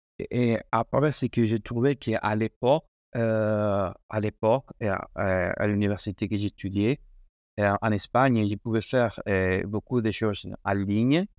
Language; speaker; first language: French; non-native, learner; Spanish